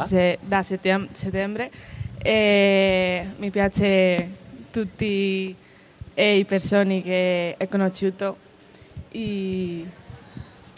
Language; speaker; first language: Italian; non-native, learner; Spanish